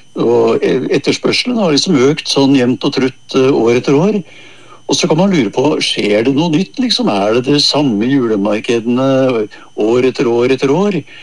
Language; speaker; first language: Norwegian; native; Norwegian